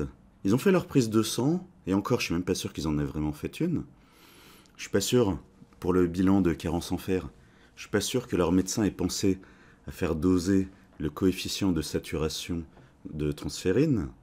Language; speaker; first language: French; native; French